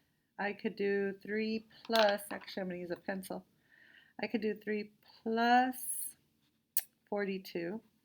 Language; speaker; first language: English; native; English